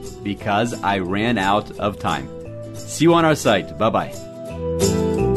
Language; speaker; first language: English; native; English